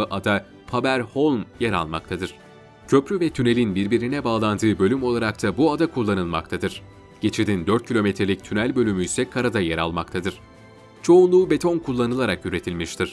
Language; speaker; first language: Turkish; native; Turkish